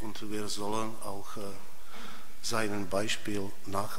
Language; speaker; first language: German; non-native, fluent; Czech